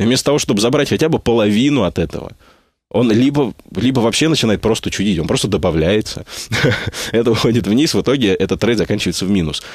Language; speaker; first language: Russian; native; Russian